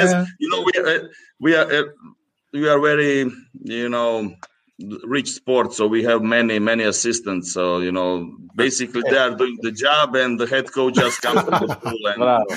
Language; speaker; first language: English; non-native, fluent; Greek